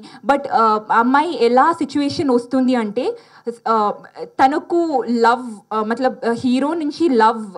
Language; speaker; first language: Telugu; non-native, learner; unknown